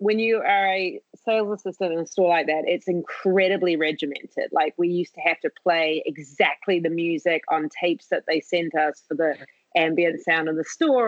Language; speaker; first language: English; native; English